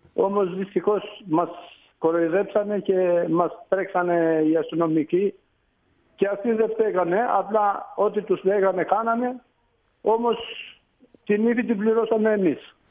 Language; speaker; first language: Greek; non-native, fluent; Albanian